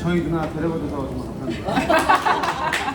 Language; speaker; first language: Korean; native; Korean